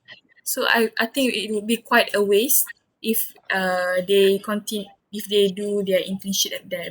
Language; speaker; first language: English; non-native, local second language; Malay